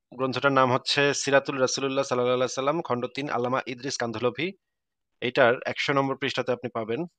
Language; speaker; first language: Bangla; native; Bangla